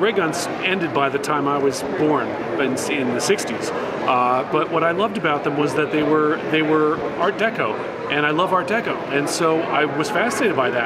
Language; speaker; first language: English; native; English